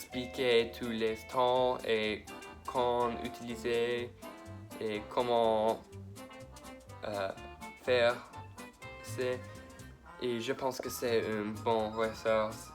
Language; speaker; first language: French; non-native, learner; English